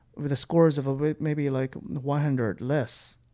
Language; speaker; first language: English; non-native, fluent; Chinese